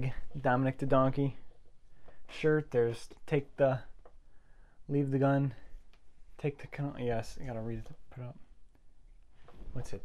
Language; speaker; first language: English; native; English